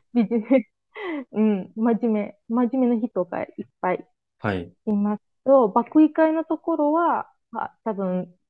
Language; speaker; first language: Japanese; non-native, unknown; Azerbaijani